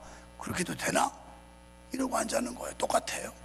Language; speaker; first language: Korean; native; Korean